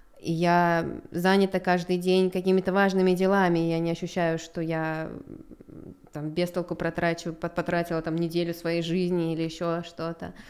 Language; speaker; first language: Russian; native; Russian